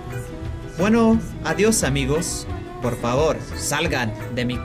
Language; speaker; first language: Spanish; non-native, learner; English